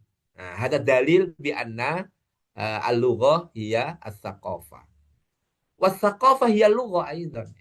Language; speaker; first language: Arabic; non-native, fluent; Indonesian